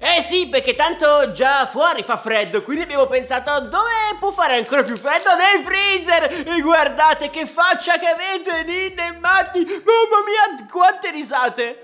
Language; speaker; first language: Italian; native; Italian